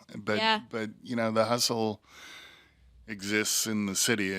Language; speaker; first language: English; native; English